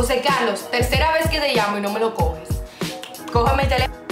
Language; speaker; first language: Spanish; native; Spanish